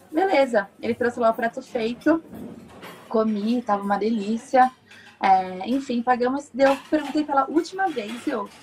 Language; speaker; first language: Portuguese; native; Portuguese